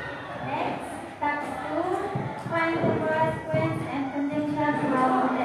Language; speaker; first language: English; non-native, learner; Indonesian